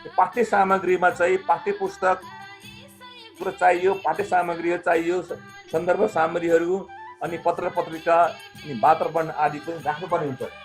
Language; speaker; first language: Nepali; non-native, local second language; Eastern Tamang